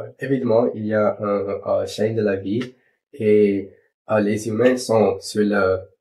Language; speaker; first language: French; non-native, local second language; English